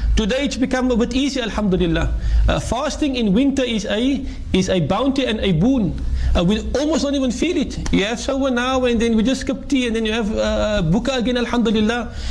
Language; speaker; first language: English; native; English